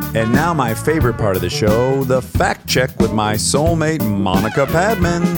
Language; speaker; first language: English; native; English